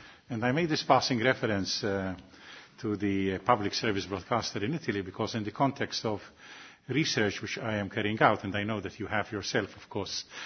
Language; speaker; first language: English; non-native, local second language; Maltese